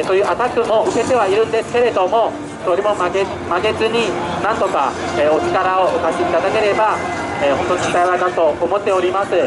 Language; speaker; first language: Japanese; non-native, fluent; Chinese